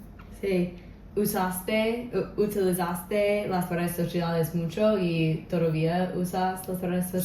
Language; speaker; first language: Spanish; non-native, local second language; English